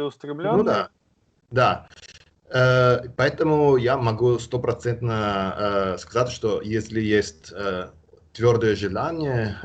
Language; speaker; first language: Russian; non-native, fluent; Italian